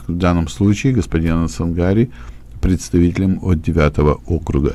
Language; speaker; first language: Russian; native; Russian